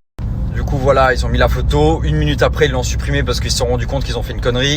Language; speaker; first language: French; native; French